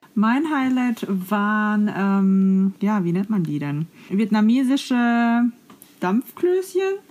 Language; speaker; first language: German; native; German